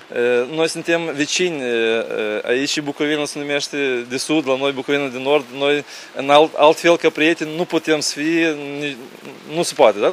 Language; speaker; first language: Romanian; non-native, fluent; Ukrainian